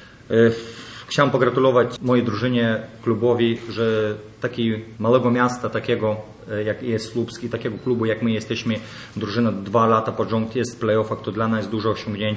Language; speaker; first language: Polish; non-native, fluent; Lithuanian